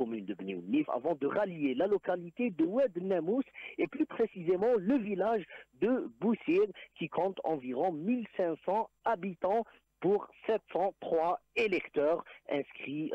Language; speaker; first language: French; non-native, local second language; Arabic